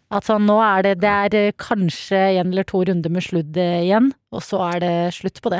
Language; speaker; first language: Norwegian; native; Norwegian